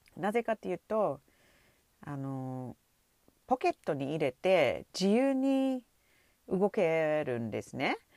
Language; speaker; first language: Japanese; non-native, fluent; English